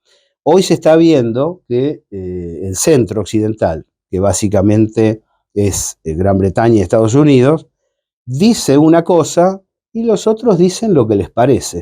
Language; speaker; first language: Spanish; native; Spanish